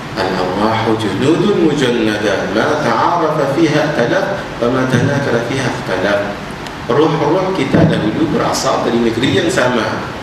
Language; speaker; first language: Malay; native; Malay